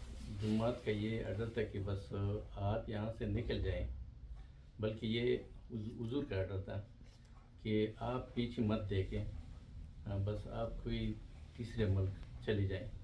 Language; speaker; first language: Hindi; non-native, fluent; Pashto